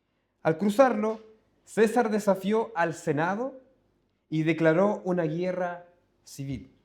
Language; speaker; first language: Spanish; native; Spanish